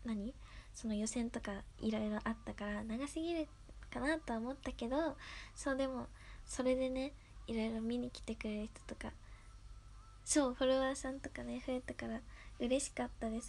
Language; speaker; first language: Japanese; native; Japanese